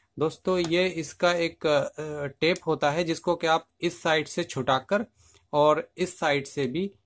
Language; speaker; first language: Hindi; native; Hindi